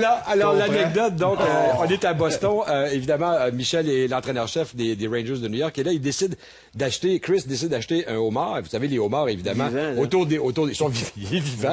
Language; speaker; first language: French; native; French